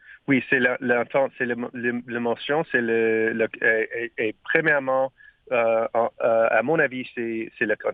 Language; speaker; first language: French; non-native, learner; English